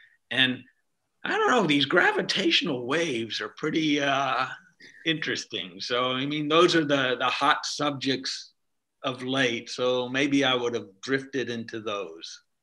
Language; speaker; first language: English; native; English